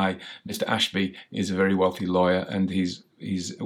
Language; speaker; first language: English; native; English